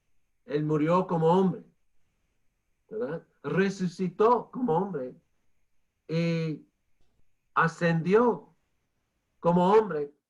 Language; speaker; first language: Spanish; non-native, fluent; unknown